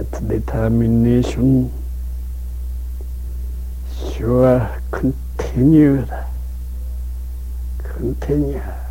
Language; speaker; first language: English; non-native, learner; Japanese